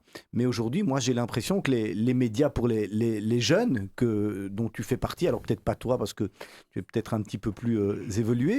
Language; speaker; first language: French; native; French